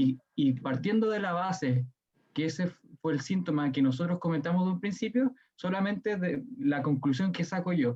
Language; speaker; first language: Spanish; native; Spanish